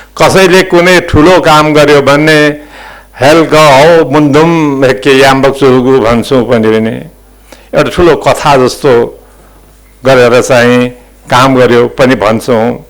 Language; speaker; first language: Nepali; non-native, local second language; Limburgish